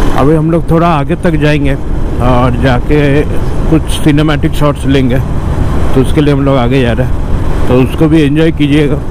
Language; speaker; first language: Hindi; non-native, local second language; Bangla